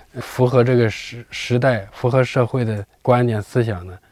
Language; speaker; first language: Chinese; native; Chinese